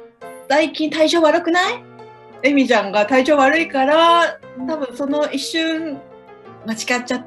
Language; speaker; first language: Japanese; non-native, fluent; Cantonese